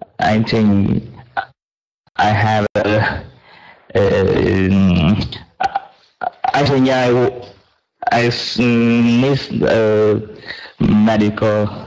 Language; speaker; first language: English; non-native, learner; Vietnamese